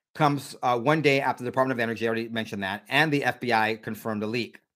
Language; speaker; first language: English; native; English